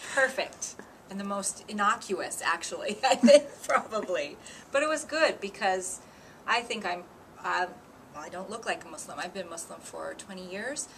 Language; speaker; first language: English; native; English